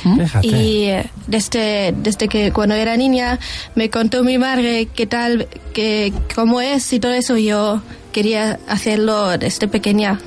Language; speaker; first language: Spanish; non-native, fluent; German